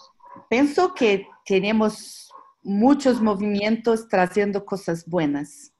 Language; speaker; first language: Spanish; non-native, learner; Portuguese